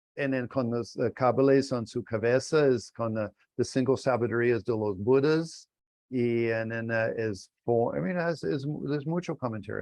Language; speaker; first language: Spanish; non-native, learner; English